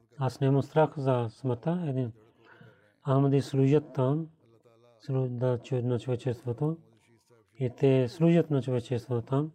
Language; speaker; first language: Bulgarian; non-native, fluent; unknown